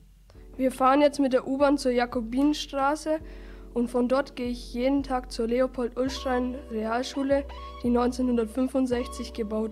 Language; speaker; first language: German; native; German